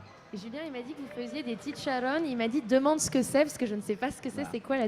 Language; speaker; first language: French; native; French